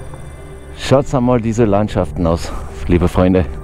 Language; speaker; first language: German; non-native, fluent; French